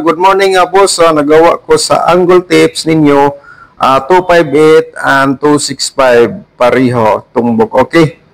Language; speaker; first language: Filipino; non-native, local second language; Cebuano